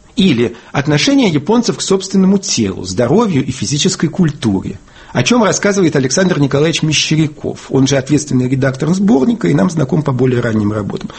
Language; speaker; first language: Russian; native; Russian